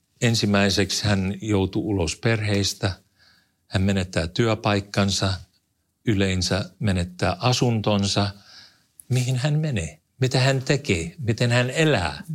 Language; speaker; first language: Finnish; non-native, fluent; English